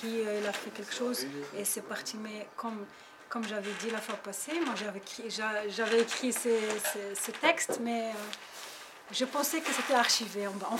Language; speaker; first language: French; non-native, learner; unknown